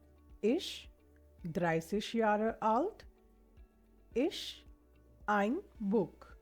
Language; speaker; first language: German; non-native, fluent; Hindi